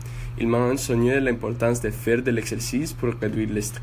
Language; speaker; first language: French; non-native, learner; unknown